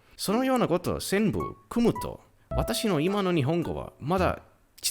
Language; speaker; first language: Japanese; non-native, learner; Estonian